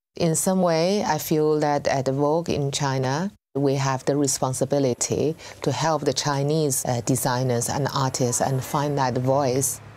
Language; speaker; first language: English; non-native, fluent; Chinese